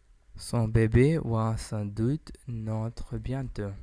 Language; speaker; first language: French; non-native, learner; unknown